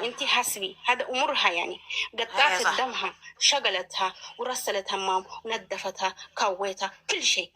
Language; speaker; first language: Arabic; non-native, learner; Oromo